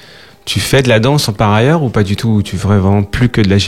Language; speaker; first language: French; native; French